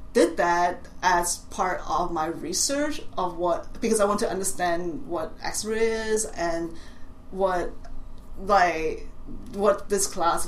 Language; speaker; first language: English; non-native, local second language; Cantonese